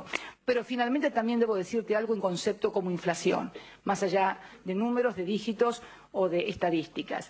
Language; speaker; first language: Spanish; native; Spanish